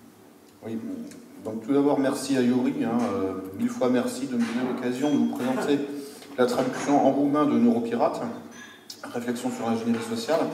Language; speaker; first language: French; native; French